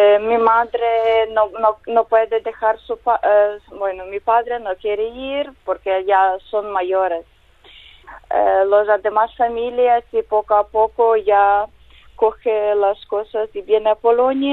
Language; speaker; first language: Spanish; non-native, learner; Ukrainian